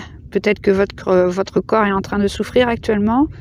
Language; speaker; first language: French; native; French